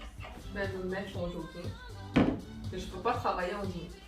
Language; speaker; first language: French; non-native, fluent; Korean